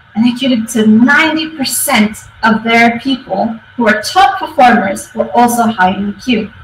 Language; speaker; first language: English; native; English